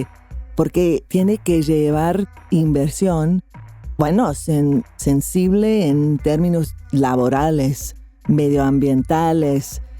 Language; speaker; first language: Spanish; non-native, fluent; English